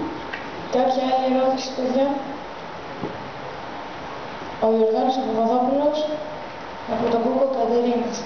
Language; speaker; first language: Greek; native; Greek